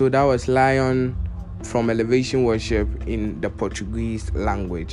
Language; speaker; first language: English; non-native, local second language; Akan